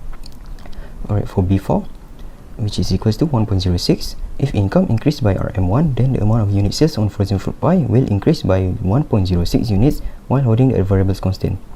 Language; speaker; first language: English; non-native, local second language; Malay